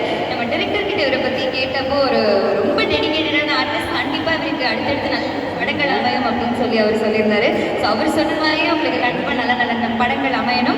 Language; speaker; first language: Tamil; native; Tamil